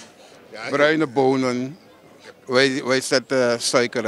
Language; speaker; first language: Dutch; non-native, local second language; Papiamento